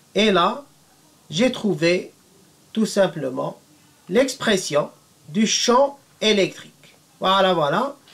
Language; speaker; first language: French; non-native, local second language; Arabic